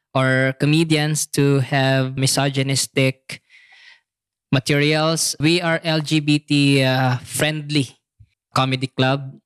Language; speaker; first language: English; non-native, local second language; Filipino